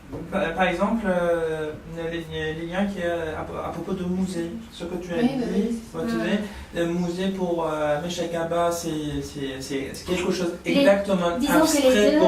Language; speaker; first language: French; non-native, learner; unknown